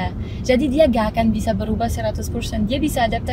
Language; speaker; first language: Indonesian; non-native, fluent; French